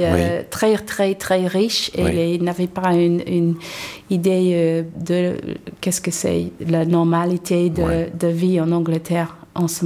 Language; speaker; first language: French; non-native, learner; English